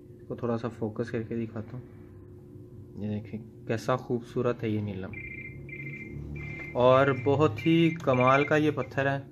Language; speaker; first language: Urdu; native; Urdu